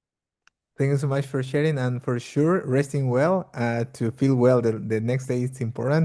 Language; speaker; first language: English; non-native, fluent; Portuguese